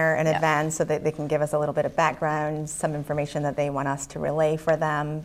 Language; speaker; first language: English; native; English